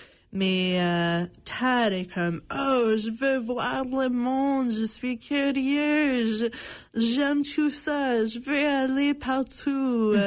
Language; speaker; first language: French; non-native, local second language; English